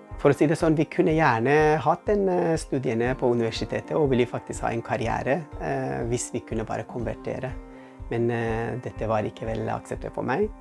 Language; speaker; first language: Norwegian; non-native, fluent; Persian